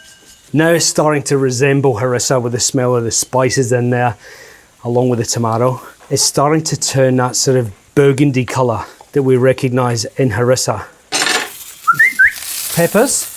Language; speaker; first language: English; native; English